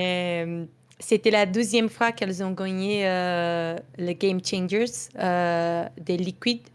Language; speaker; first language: French; non-native, fluent; Portuguese